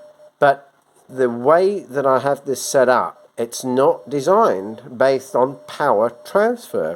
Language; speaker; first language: English; native; English